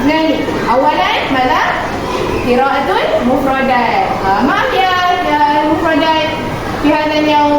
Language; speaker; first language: Arabic; non-native, learner; Malay